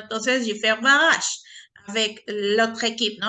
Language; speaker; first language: French; non-native, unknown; Spanish